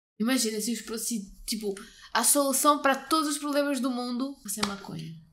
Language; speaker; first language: Portuguese; native; Portuguese